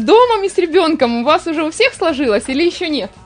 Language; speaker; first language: Russian; native; Russian